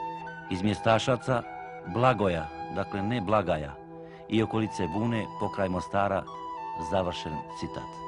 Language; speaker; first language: Bosnian; native; Bosnian